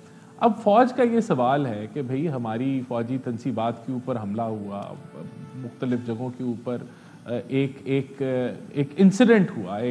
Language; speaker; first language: Urdu; native; Urdu